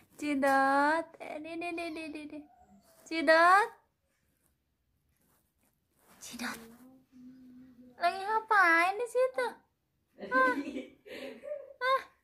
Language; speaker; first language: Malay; non-native, local second language; Sundanese